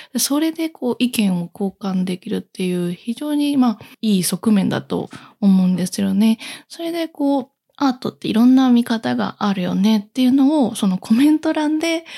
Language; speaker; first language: Japanese; native; Japanese